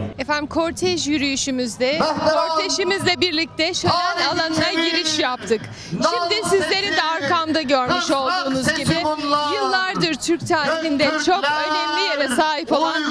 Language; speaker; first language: Turkish; native; Turkish